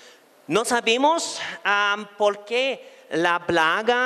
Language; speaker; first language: Spanish; non-native, fluent; German